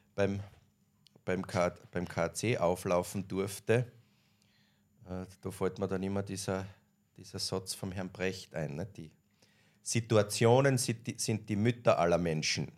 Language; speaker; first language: German; native; German